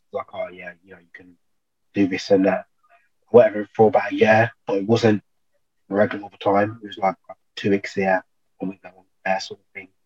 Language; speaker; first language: English; native; English